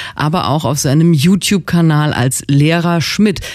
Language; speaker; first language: German; native; German